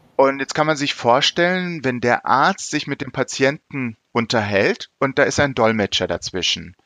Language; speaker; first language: German; early bilingual, other home language; Turkish